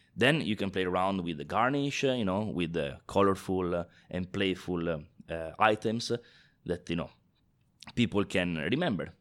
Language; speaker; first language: English; non-native, fluent; Italian